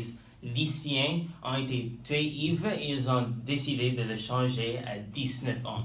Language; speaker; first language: French; non-native, learner; English